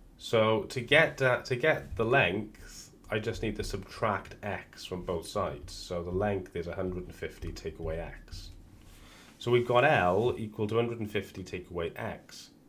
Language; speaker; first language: English; native; English